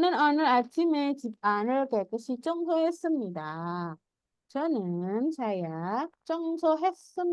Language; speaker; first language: Korean; non-native, fluent; Indonesian